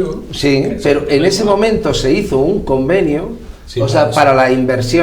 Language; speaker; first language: Spanish; native; Spanish